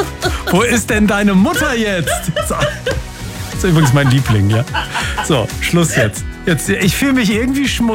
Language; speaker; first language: German; native; German